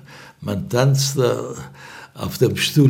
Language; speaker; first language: German; non-native, fluent; Greek